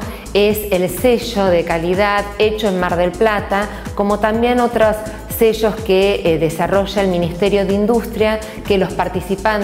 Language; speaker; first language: Spanish; native; Spanish